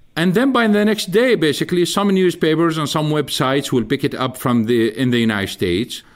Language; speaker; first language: English; non-native, fluent; Arabic